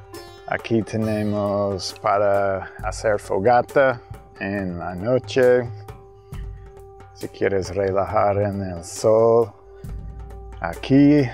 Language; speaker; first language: Spanish; non-native, fluent; English